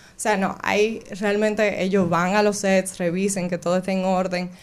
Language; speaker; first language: Spanish; native; Spanish